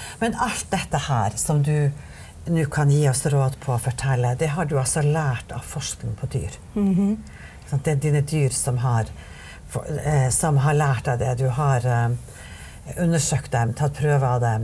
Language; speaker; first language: Norwegian; native; Norwegian